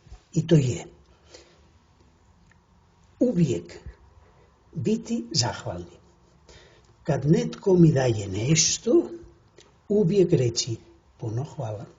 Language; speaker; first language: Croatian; non-native, fluent; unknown